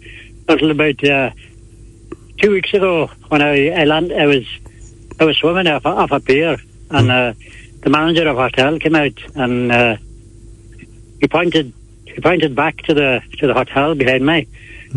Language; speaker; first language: English; native; English